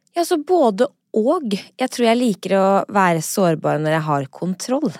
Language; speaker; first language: Norwegian; native; Norwegian